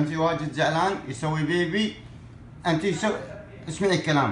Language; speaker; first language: Arabic; native; Arabic